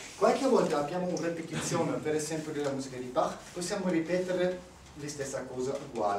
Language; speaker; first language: Italian; non-native, learner; German